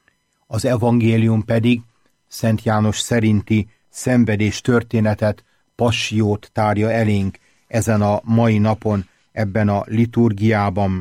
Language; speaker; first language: Hungarian; native; Hungarian